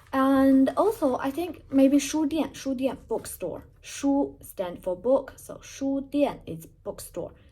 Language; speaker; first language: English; non-native, fluent; Chinese